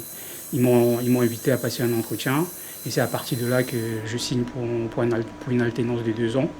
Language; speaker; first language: French; non-native, fluent; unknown